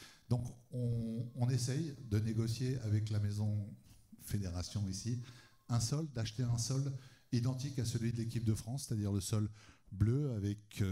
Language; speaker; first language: French; native; French